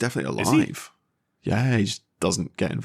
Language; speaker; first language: English; native; English